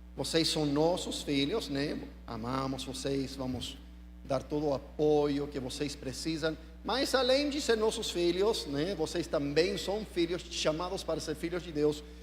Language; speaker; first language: Portuguese; non-native, fluent; English